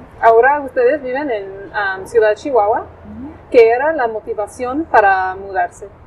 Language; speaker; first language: Spanish; non-native, fluent; English